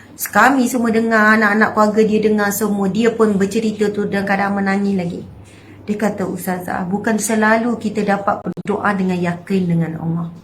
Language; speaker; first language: Malay; native; Malay